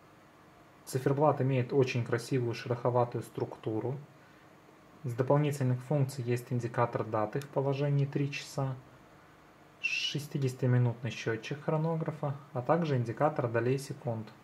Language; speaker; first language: Russian; native; Russian